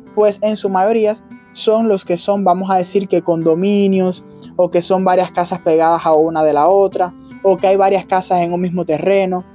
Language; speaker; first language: Spanish; native; Spanish